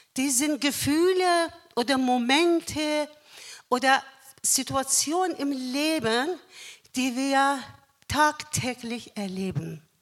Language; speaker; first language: German; non-native, fluent; Persian